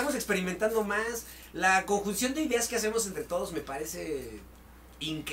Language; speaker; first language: Spanish; native; Spanish